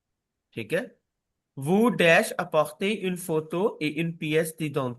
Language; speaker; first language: French; non-native, fluent; Hindi